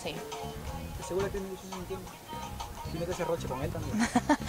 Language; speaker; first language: Spanish; native; Spanish